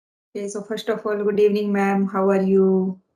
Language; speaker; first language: English; non-native, learner; Hindi